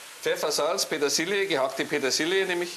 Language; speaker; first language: German; native; German